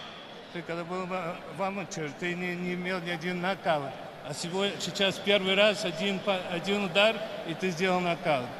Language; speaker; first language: Russian; non-native, learner; English